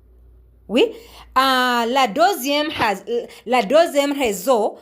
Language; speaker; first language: French; non-native, learner; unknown